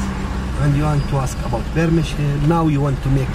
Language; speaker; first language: English; non-native, learner; Arabic